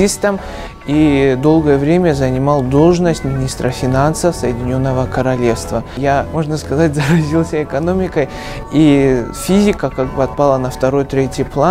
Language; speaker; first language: Russian; native; Russian